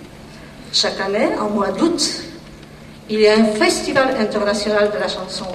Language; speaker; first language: French; non-native, fluent; Polish